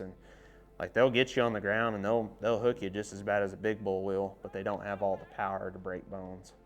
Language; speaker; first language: English; native; English